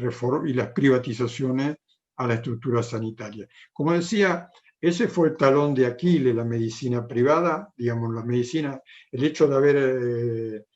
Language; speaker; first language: Spanish; non-native, fluent; Italian